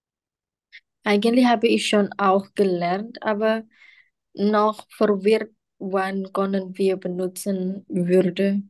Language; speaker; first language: German; non-native, learner; Indonesian